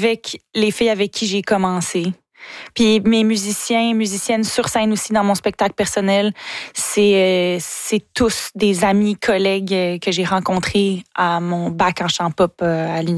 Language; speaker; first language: French; native; French